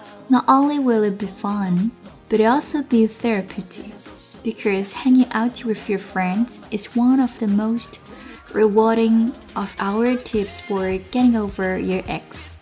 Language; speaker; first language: English; non-native, fluent; Chinese